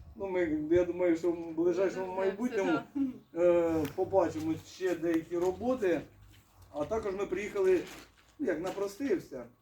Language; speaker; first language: Ukrainian; native; Ukrainian